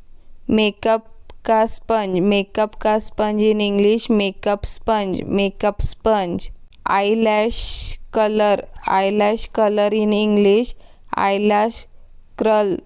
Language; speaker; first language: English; non-native, local second language; Hindi